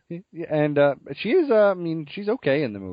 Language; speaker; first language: English; native; English